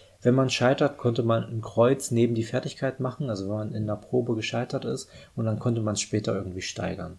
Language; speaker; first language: German; native; German